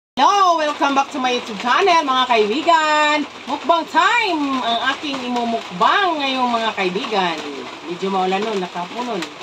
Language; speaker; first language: Filipino; non-native, local second language; Cebuano